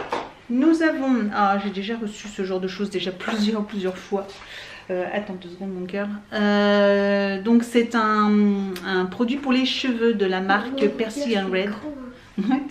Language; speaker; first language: French; native; French